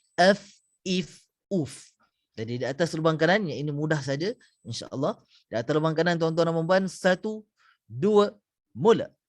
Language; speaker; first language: Malay; native; Malay